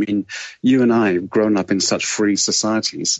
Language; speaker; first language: English; native; English